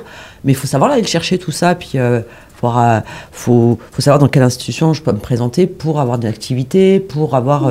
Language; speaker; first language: French; native; French